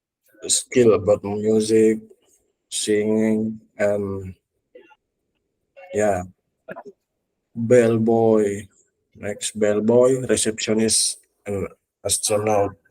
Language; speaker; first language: English; non-native, learner; Indonesian